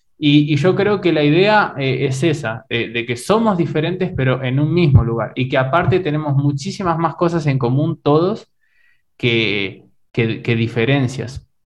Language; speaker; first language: Spanish; native; Spanish